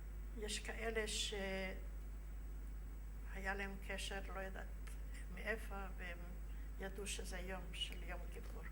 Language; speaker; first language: Hebrew; non-native, fluent; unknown